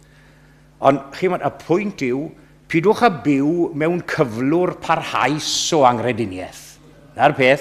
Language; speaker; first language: Welsh; native; Welsh